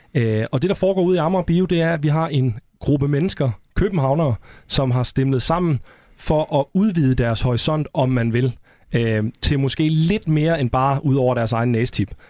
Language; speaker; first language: Danish; native; Danish